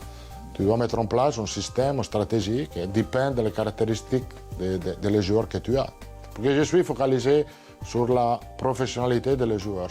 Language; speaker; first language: French; non-native, fluent; Italian